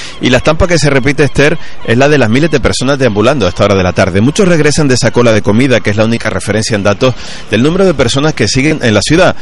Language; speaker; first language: Spanish; native; Spanish